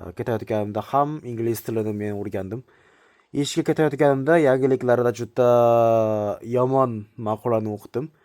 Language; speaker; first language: Uzbek; non-native, learner; Korean